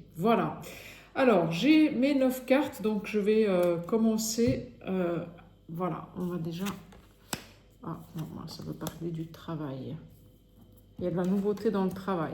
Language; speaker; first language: French; native; French